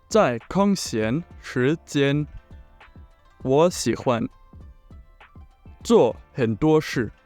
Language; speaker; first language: Chinese; non-native, learner; German